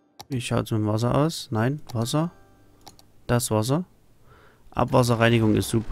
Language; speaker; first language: German; native; German